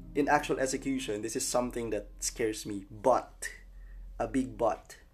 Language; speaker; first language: English; non-native, local second language; Filipino